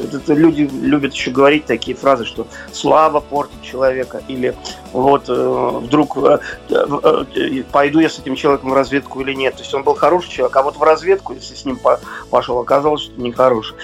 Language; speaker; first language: Russian; native; Russian